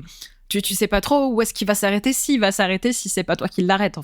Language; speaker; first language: French; native; French